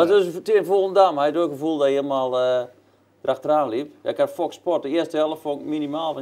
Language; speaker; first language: Dutch; native; Dutch